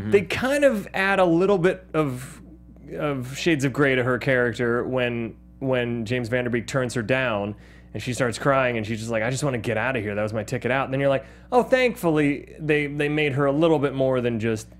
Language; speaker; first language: English; native; English